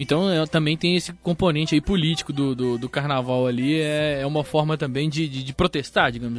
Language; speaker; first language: Portuguese; native; Portuguese